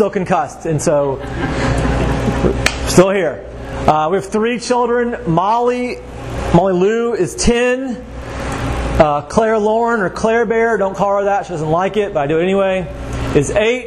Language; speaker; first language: English; native; English